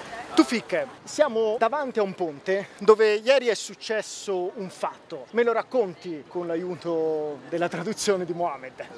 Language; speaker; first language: Italian; native; Italian